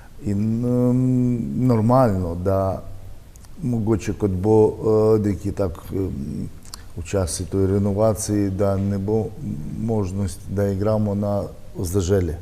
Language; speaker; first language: Slovenian; non-native, learner; Russian